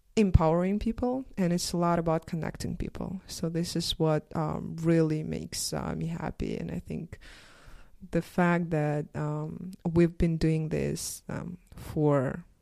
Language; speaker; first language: English; non-native, fluent; Russian